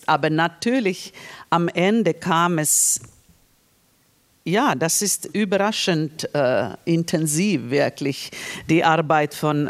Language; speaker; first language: German; non-native, fluent; Finnish